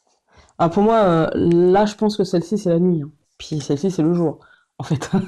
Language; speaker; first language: French; native; French